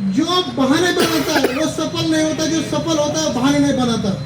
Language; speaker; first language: Hindi; non-native, local second language; Marathi